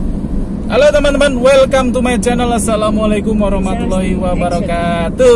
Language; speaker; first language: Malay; non-native, local second language; Javanese